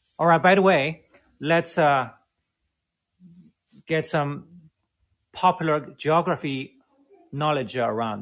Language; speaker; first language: English; non-native, fluent; Chinese